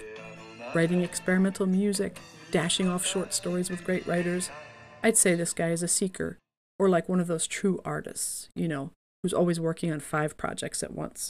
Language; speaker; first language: English; native; English